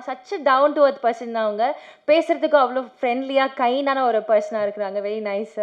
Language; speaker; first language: Tamil; native; Tamil